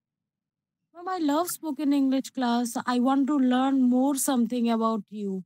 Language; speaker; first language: English; non-native, learner; Bangla